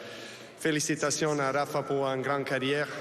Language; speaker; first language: French; non-native, learner; Serbian